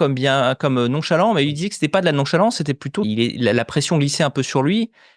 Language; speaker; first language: French; native; French